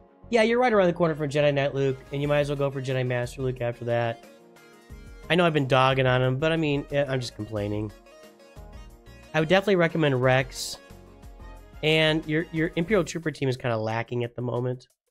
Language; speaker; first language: English; native; English